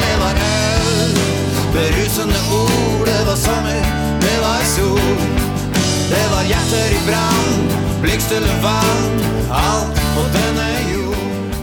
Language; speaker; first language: Norwegian; native; Norwegian